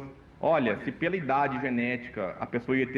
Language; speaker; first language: Portuguese; native; Portuguese